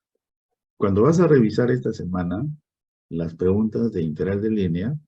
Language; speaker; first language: Spanish; native; Spanish